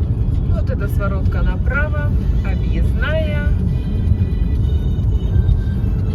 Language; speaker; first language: Russian; native; Russian